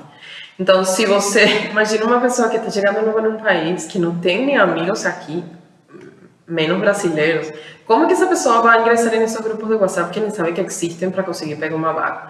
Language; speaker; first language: Portuguese; non-native, fluent; Spanish